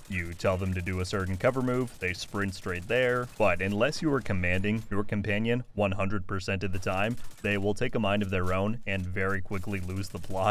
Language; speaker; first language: English; native; English